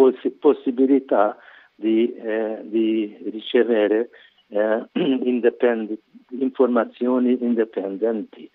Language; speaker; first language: Italian; non-native, learner; Hungarian